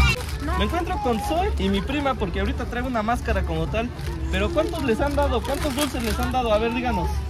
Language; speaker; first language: Spanish; native; Spanish